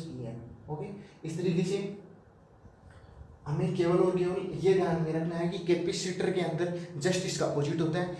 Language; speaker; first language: Hindi; native; Hindi